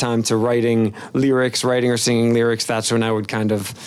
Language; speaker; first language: English; native; English